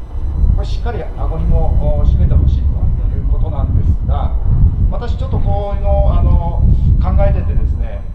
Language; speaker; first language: Japanese; native; Japanese